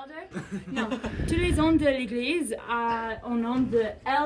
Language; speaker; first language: French; non-native, learner; English